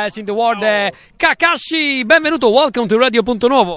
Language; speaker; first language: Italian; native; Italian